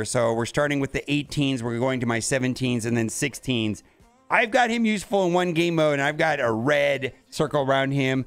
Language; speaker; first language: English; native; English